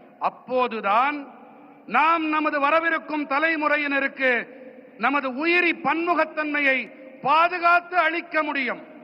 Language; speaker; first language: Tamil; native; Tamil